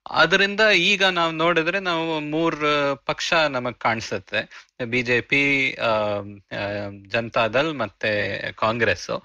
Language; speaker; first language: Kannada; native; Kannada